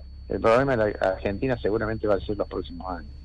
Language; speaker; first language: Spanish; native; Spanish